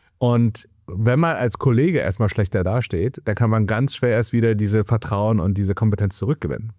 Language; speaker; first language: German; early bilingual, other home language; Chinese